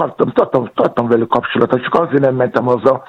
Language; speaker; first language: Hungarian; non-native, fluent; Yoruba